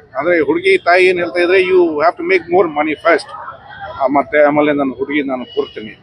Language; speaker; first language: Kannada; non-native, fluent; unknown